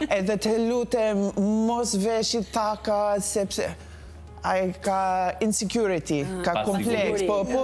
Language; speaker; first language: Albanian; non-native, learner; English